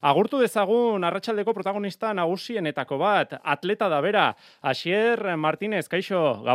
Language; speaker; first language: Basque; native; Basque